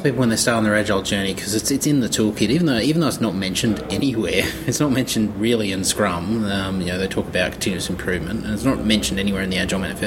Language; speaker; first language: English; native; English